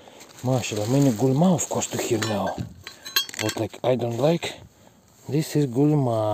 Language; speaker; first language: English; non-native, learner; Russian